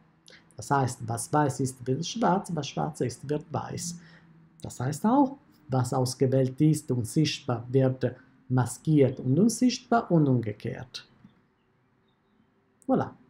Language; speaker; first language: German; non-native, fluent; Italian